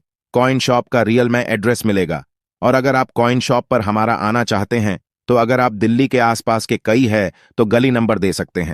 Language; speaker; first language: Hindi; native; Hindi